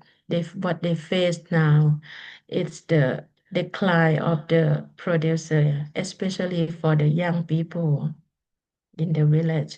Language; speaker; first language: English; non-native, learner; Lao